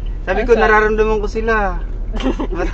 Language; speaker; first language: Filipino; non-native, fluent; Korean